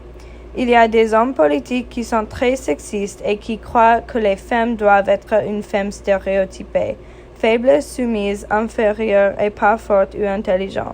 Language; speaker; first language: French; non-native, fluent; English